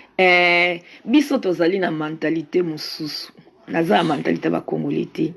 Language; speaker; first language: Lingala; non-native, fluent; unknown